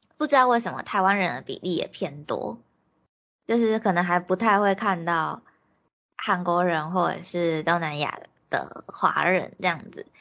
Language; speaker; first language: Chinese; native; Chinese